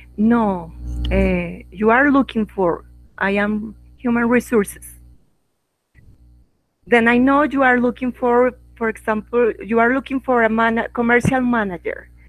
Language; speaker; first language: English; non-native, learner; Spanish